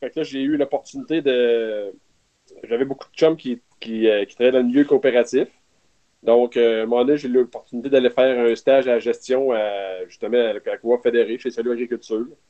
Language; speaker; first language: French; native; French